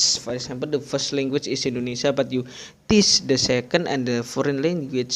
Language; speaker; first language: English; non-native, learner; Indonesian